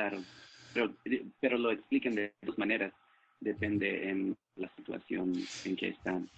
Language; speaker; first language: Spanish; non-native, fluent; English